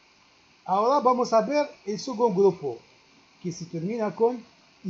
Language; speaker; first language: Spanish; non-native, learner; Arabic